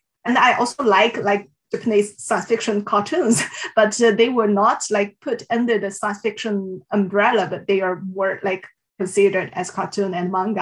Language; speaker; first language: English; non-native, fluent; Chinese